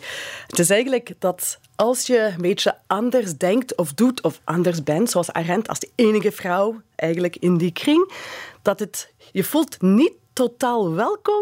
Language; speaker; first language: Dutch; non-native, fluent; English